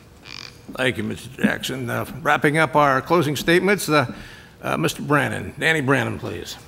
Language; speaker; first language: English; native; English